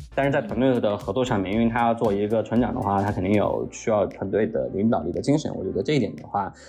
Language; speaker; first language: Chinese; native; Chinese